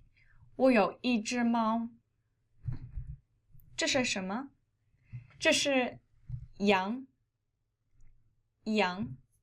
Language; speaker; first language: Chinese; non-native, fluent; English